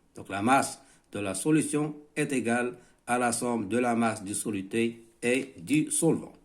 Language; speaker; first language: French; non-native, local second language; Arabic